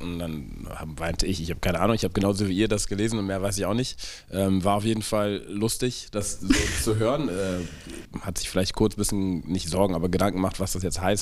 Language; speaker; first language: German; native; German